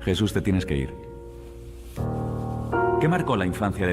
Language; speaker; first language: Spanish; native; Spanish